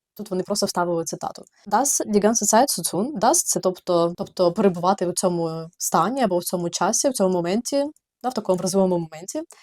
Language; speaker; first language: Ukrainian; native; Ukrainian